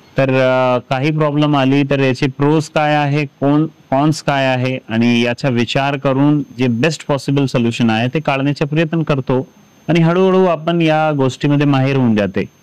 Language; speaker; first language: Marathi; non-native, fluent; Hindi